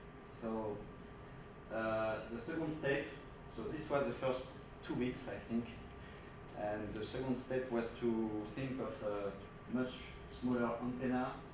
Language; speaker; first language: English; non-native, fluent; French